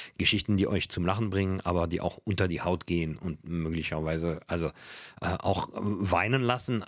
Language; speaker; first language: German; non-native, fluent; French